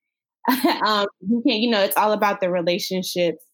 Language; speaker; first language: English; native; English